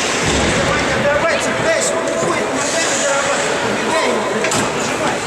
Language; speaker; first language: Russian; native; Russian